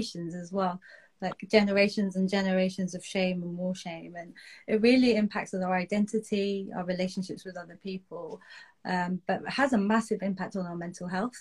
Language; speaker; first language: English; native; English